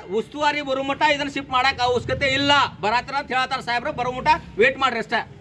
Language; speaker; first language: Kannada; non-native, local second language; Lambadi